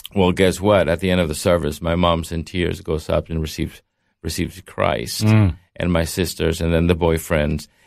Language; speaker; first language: English; early bilingual, heritage; Spanish